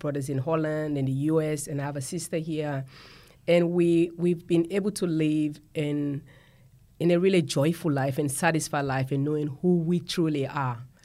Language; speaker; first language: English; non-native, local second language; Krio